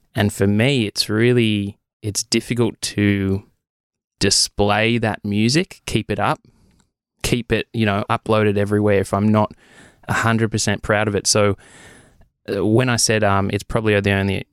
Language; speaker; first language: English; native; English